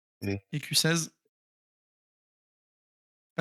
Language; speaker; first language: French; native; French